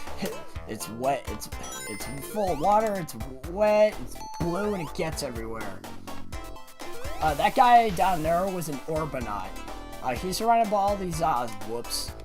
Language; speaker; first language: English; native; English